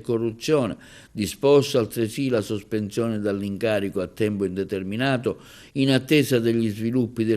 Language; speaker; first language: Italian; native; Italian